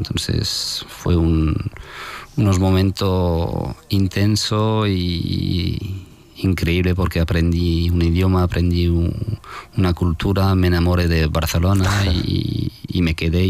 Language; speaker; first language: Spanish; non-native, fluent; French